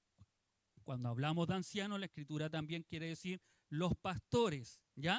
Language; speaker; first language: Spanish; native; Spanish